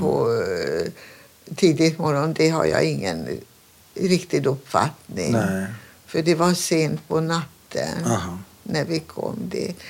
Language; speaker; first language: Swedish; non-native, fluent; Hungarian